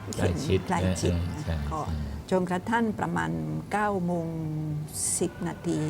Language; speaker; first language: Thai; non-native, fluent; Spanish